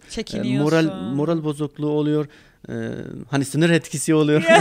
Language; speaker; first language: Turkish; non-native, local second language; Kurdish